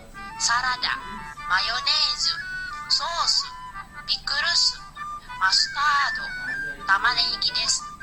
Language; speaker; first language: Japanese; non-native, learner; Indonesian